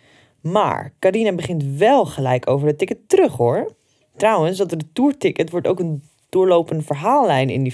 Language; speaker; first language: Dutch; native; Dutch